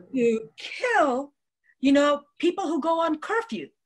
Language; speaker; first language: English; non-native, local second language; Waray